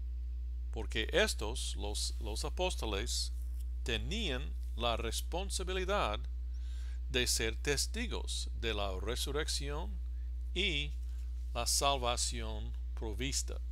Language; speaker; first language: Spanish; non-native, fluent; English